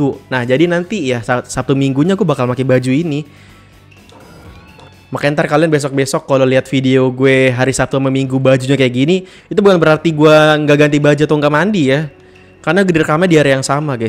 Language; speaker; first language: Indonesian; native; Indonesian